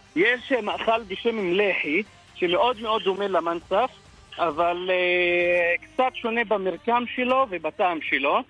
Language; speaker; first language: Hebrew; non-native, local second language; Arabic